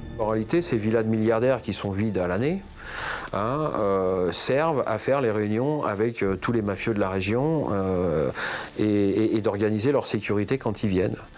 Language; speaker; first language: French; native; French